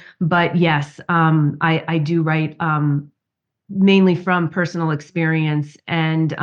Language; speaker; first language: English; native; English